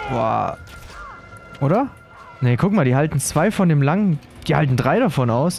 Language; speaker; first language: German; native; German